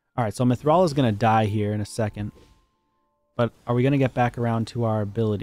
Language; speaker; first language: English; native; English